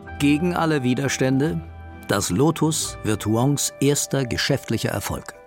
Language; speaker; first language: German; native; German